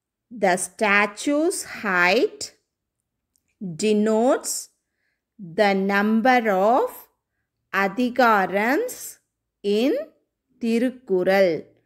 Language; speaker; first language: English; non-native, local second language; Tamil